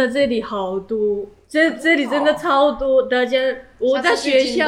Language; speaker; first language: Chinese; non-native, learner; Japanese